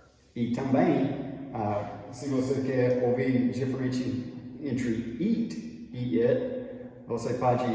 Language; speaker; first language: Portuguese; non-native, fluent; English